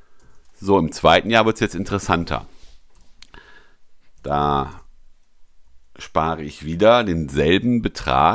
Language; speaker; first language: German; native; German